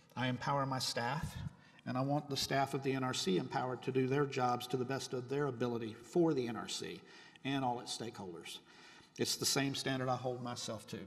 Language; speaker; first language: English; native; English